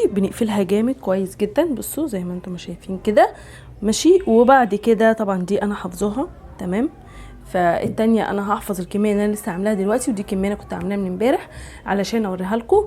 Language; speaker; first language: Arabic; native; Arabic